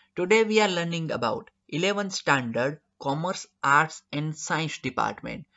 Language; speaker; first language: English; non-native, local second language; Gujarati